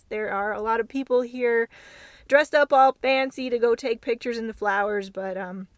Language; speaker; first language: English; native; English